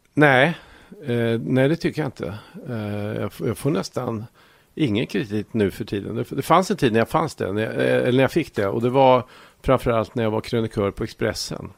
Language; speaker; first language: Swedish; native; Swedish